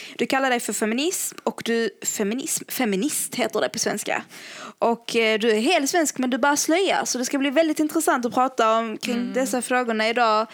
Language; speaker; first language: Swedish; early bilingual, other home language; Arabic